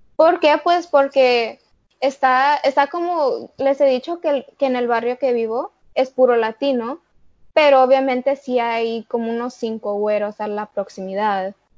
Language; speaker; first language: Spanish; early bilingual, heritage; Spanish